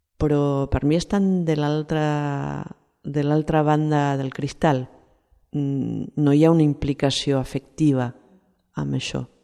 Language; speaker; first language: Catalan; non-native, fluent; Spanish